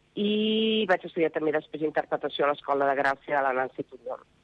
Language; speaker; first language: Catalan; native; Catalan